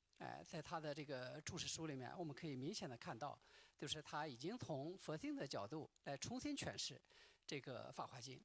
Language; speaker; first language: Chinese; native; Chinese